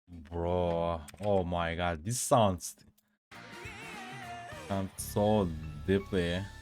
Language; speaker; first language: English; non-native, learner; Turkish